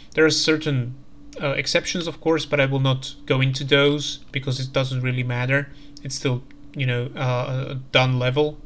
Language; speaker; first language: English; non-native, fluent; Slovak